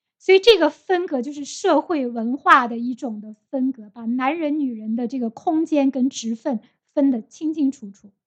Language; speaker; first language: Chinese; native; Chinese